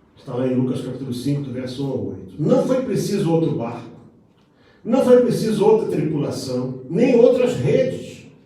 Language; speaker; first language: Portuguese; native; Portuguese